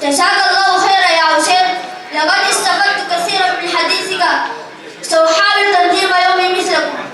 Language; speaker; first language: Arabic; non-native, learner; Urdu